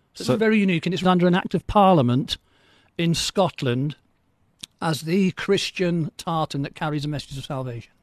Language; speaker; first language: English; native; English